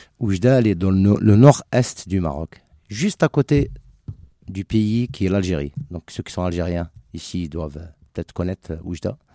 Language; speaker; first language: French; non-native, local second language; Arabic